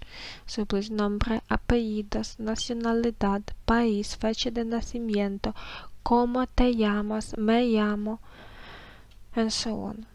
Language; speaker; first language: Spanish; non-native, fluent; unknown